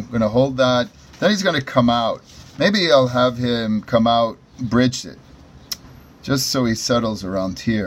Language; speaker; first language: English; native; English